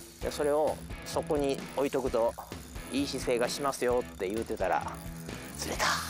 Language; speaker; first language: Japanese; native; Japanese